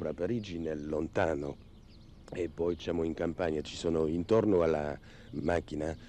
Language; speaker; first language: Italian; non-native, learner; French